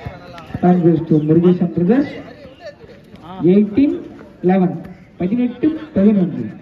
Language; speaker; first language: English; non-native, local second language; Tamil